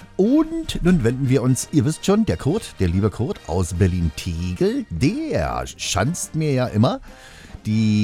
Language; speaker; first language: German; native; German